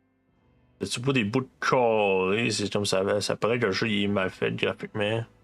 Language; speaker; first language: French; native; French